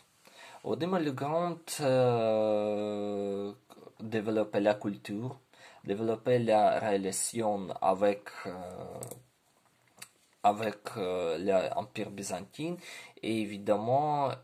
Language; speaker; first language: French; non-native, learner; Ukrainian